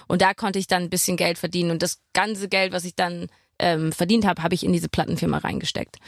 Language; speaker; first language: German; non-native, fluent; English